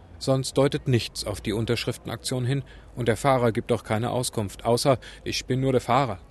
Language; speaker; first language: German; native; German